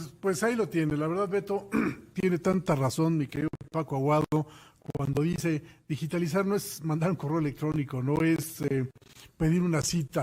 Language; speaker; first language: Spanish; native; Spanish